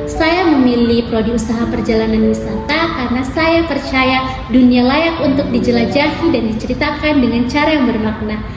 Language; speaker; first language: Indonesian; early bilingual, heritage; Indonesian